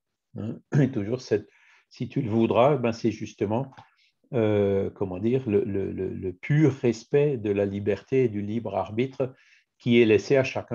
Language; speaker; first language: French; native; French